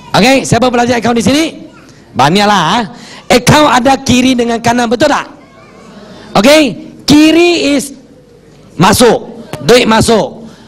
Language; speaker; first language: Malay; non-native, local second language; Chinese